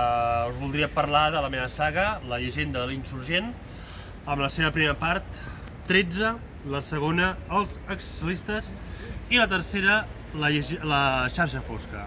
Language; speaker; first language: Catalan; native; Catalan